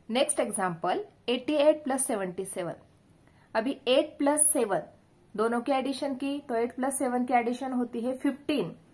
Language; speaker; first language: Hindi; non-native, local second language; Marathi